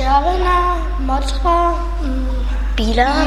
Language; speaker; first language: Czech; non-native, learner; German